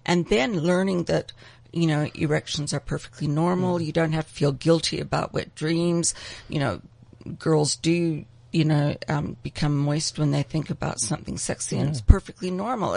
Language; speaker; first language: English; native; English